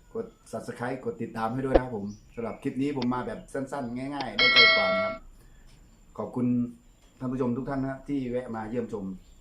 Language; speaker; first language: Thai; native; Thai